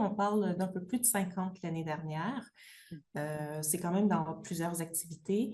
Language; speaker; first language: French; native; French